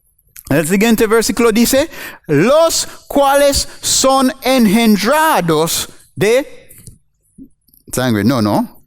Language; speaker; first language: Spanish; non-native, learner; English